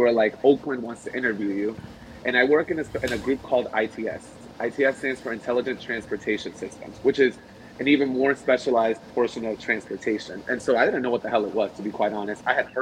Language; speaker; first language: English; early bilingual, other home language; Spanish